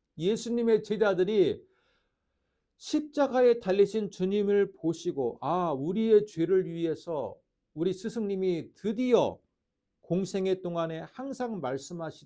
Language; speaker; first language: Korean; native; Korean